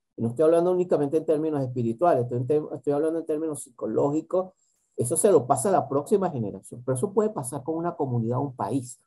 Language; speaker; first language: Spanish; native; Spanish